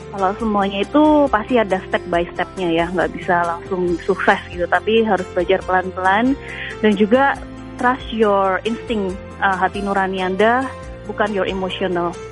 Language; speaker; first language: Indonesian; native; Indonesian